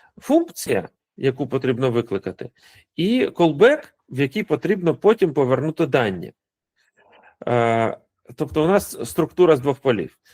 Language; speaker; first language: Ukrainian; non-native, local second language; Russian